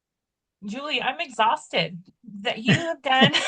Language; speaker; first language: English; native; English